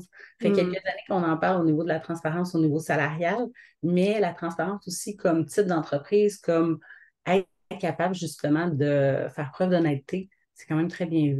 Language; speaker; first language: French; native; French